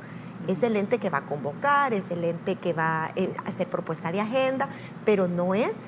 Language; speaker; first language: Spanish; native; Spanish